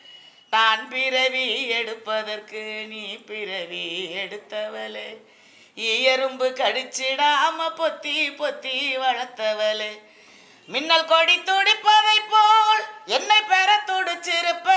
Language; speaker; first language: Tamil; native; Tamil